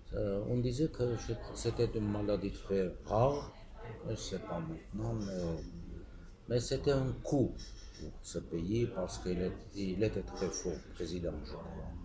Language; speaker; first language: French; non-native, fluent; Armenian